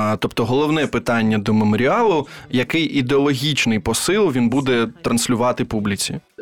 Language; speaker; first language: Ukrainian; native; Ukrainian